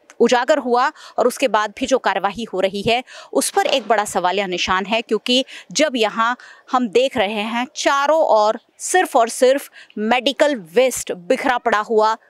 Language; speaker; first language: Hindi; non-native, local second language; Gujarati